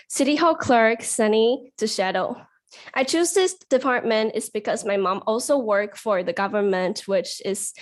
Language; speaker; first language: English; non-native, learner; Chinese